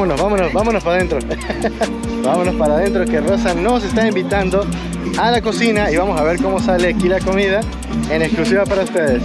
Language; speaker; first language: Spanish; native; Spanish